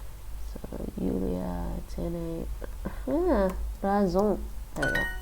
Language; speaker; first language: Spanish; non-native, learner; English